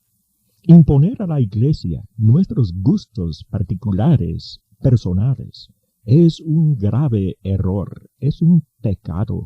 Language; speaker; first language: Spanish; native; Spanish